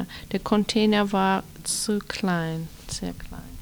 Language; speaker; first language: German; non-native, learner; Georgian